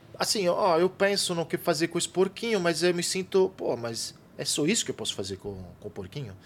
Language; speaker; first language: Portuguese; non-native, fluent; Italian